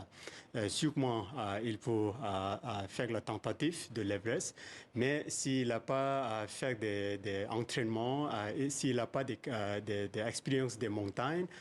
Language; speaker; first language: French; non-native, fluent; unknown